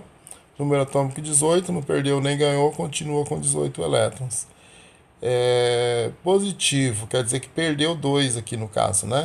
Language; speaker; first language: Portuguese; native; Portuguese